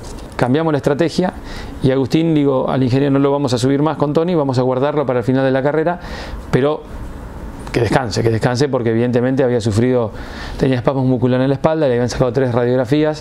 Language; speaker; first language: Spanish; native; Spanish